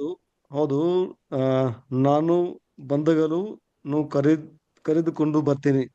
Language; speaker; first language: Kannada; non-native, learner; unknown